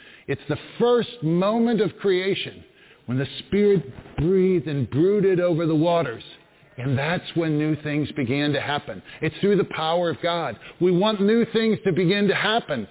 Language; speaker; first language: English; native; English